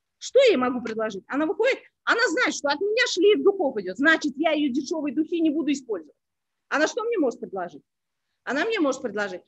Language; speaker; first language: Russian; non-native, local second language; Uzbek